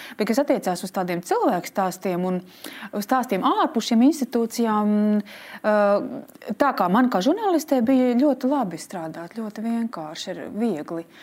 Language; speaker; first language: Latvian; native; Latvian